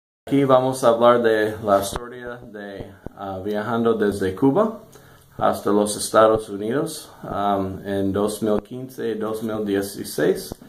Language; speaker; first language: Spanish; non-native, learner; English